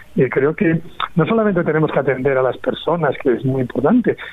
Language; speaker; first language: Spanish; native; Spanish